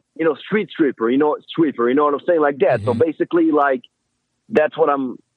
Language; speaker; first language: English; non-native, fluent; Hebrew